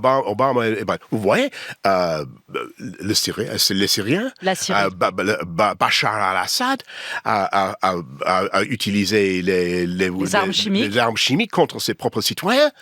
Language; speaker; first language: French; non-native, learner; English